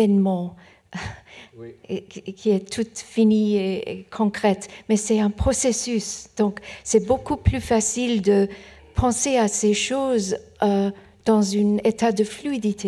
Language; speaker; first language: French; non-native, fluent; Persian